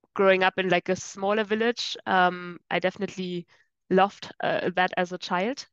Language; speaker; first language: English; non-native, fluent; German